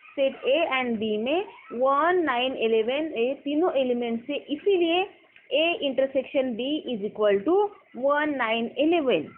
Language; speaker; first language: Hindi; non-native, local second language; Marathi